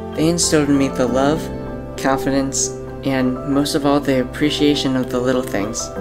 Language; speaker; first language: English; native; English